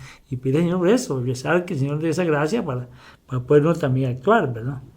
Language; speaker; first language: Spanish; native; Spanish